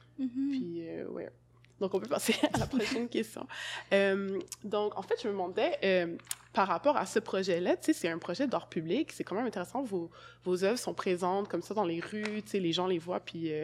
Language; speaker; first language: French; native; French